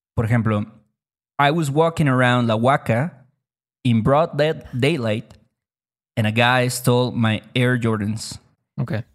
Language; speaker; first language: Spanish; native; Spanish